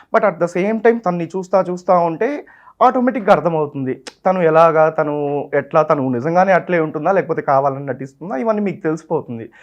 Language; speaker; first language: Telugu; non-native, local second language; Tamil